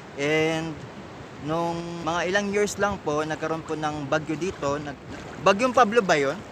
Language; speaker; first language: Filipino; non-native, local second language; Cebuano